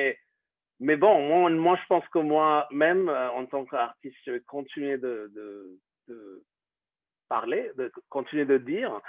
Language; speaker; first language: French; non-native, fluent; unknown